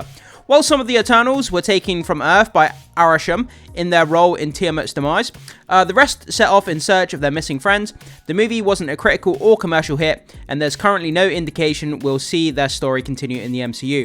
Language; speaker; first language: English; native; English